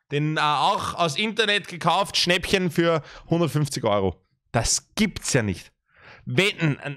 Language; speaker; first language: German; native; German